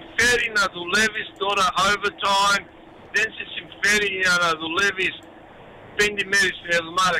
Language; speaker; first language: Greek; early bilingual, heritage; Greek